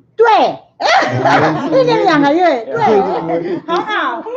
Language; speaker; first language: Chinese; non-native, learner; Swahili